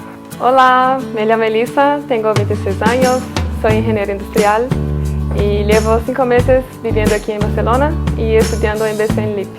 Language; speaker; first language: Spanish; non-native, learner; Portuguese